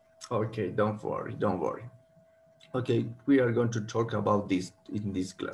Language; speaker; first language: English; non-native, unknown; Spanish